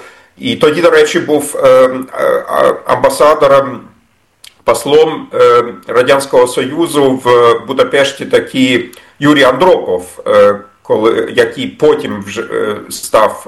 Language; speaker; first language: Ukrainian; non-native, fluent; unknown